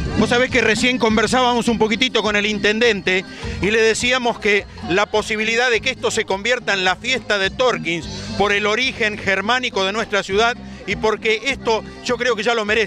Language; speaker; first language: Spanish; native; Spanish